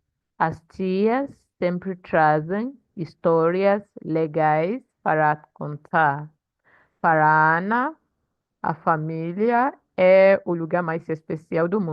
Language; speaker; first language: Portuguese; non-native, fluent; English